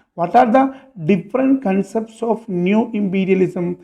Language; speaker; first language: English; non-native, local second language; Malayalam